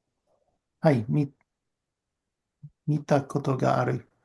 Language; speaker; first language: Japanese; non-native, learner; English